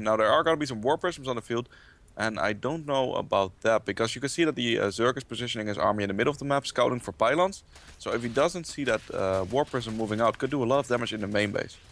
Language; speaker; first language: English; non-native, fluent; Dutch